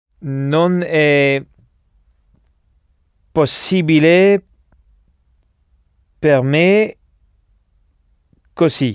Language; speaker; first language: Italian; non-native, learner; French